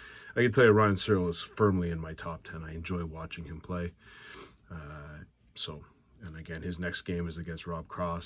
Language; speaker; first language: English; native; English